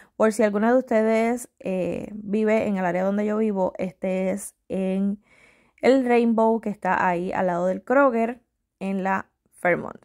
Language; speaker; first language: Spanish; native; Spanish